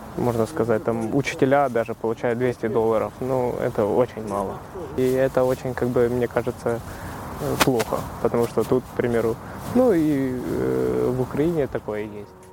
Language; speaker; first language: Russian; native; Russian